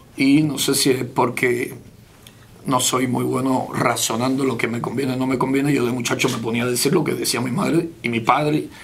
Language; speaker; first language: Spanish; native; Spanish